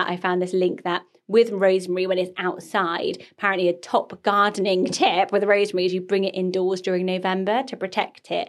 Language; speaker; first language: English; native; English